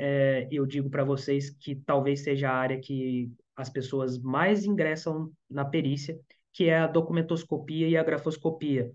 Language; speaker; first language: Portuguese; native; Portuguese